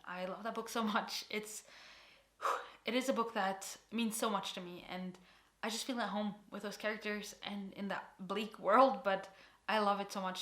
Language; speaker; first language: English; non-native, fluent; Portuguese